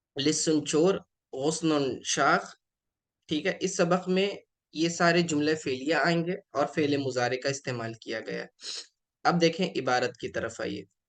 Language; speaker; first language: Urdu; native; Urdu